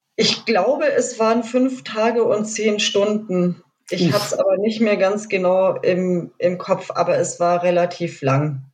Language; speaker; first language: German; native; German